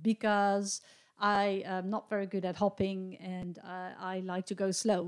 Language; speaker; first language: English; non-native, fluent; Dutch